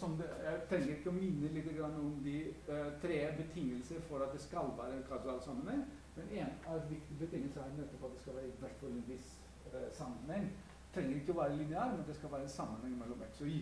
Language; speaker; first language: Norwegian; non-native, fluent; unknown